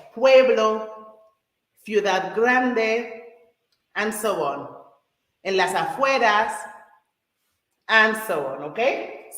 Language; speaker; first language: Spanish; non-native, fluent; English